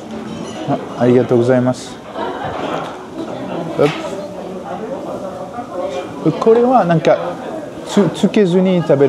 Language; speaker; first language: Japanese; non-native, learner; French